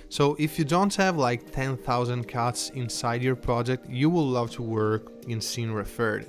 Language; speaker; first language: English; non-native, fluent; Italian